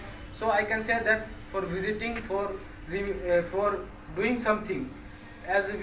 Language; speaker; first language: English; non-native, local second language; Hindi